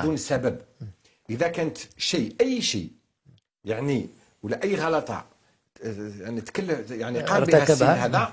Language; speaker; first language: Arabic; native; Arabic